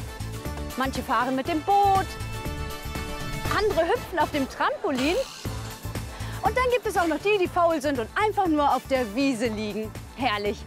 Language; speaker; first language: German; native; German